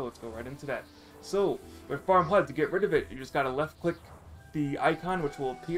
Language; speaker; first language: English; native; English